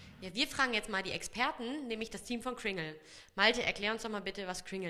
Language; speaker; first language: German; native; German